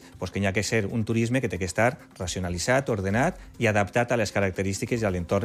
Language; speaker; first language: Catalan; native; Catalan